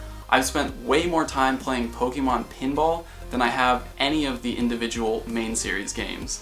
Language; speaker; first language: English; native; English